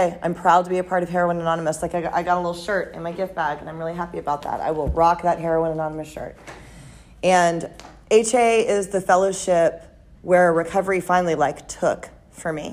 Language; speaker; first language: English; native; English